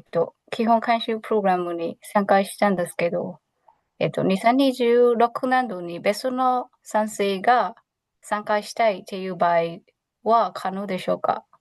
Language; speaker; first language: Japanese; non-native, fluent; Burmese